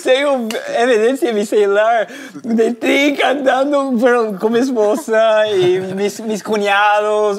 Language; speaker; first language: Spanish; non-native, fluent; English